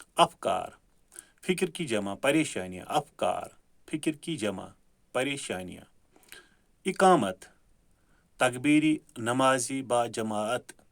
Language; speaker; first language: Urdu; non-native, local second language; Kashmiri